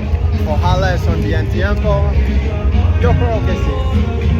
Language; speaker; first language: Spanish; non-native, learner; English